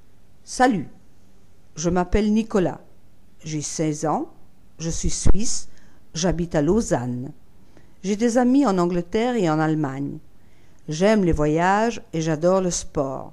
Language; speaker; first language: French; non-native, fluent; Italian